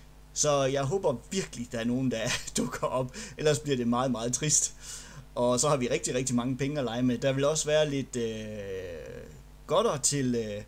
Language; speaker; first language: Danish; native; Danish